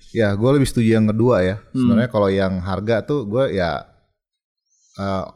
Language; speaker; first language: Indonesian; native; Indonesian